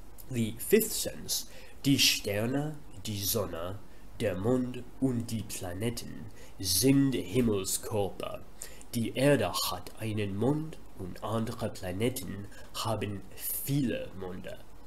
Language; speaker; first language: German; non-native, fluent; English